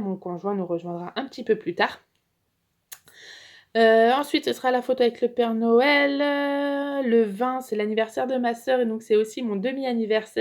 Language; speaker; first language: French; native; French